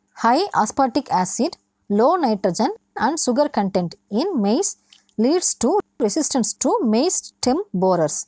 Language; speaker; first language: English; non-native, local second language; Tamil